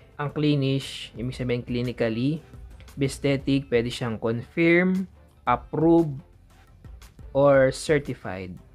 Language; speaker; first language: English; non-native, local second language; Filipino